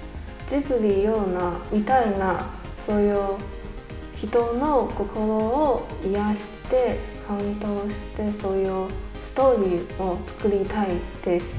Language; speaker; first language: Japanese; non-native, learner; Chinese